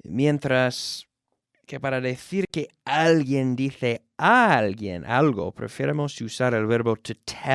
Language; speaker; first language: Spanish; non-native, fluent; English